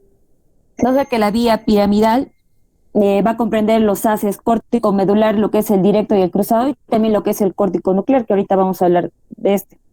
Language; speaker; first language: Spanish; native; Spanish